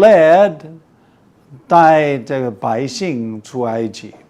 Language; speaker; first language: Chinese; non-native, fluent; English